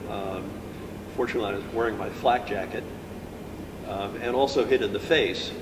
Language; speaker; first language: English; native; English